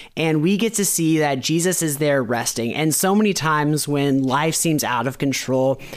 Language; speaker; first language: English; native; English